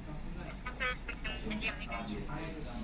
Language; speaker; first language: Japanese; non-native, learner; Indonesian